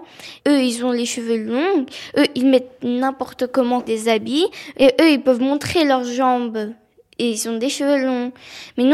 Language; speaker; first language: French; early bilingual, other home language; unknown